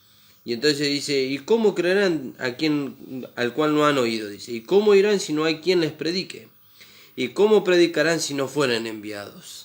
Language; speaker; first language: Spanish; native; Spanish